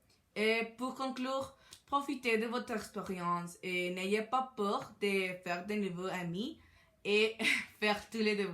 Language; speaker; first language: French; non-native, learner; Spanish